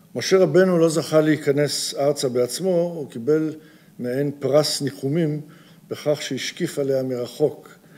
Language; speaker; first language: Hebrew; early bilingual, other home language; English